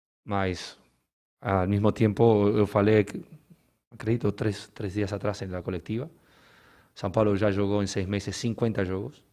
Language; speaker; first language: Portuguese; non-native, learner; Spanish